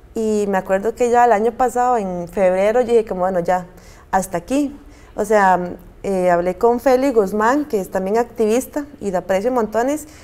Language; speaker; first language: Spanish; native; Spanish